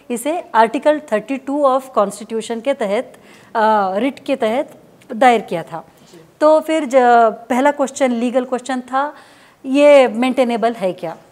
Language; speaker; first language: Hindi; non-native, local second language; Kannada